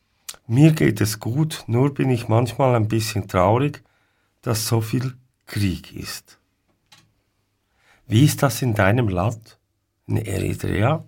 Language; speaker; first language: German; native; German